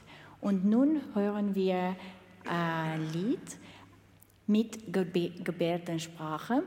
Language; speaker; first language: German; non-native, fluent; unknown